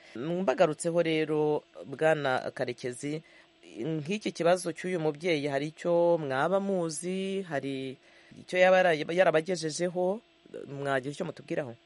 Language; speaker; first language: Kinyarwanda; native; Kinyarwanda